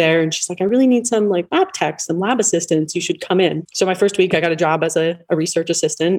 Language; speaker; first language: English; native; English